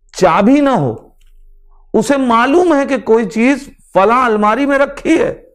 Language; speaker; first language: Hindi; native; Hindi